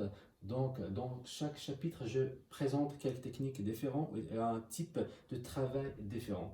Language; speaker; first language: French; non-native, learner; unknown